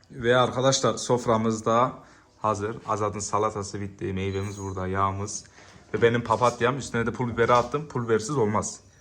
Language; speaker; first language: Turkish; early bilingual, heritage; Turkish